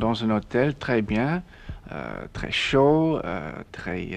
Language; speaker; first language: French; non-native, learner; English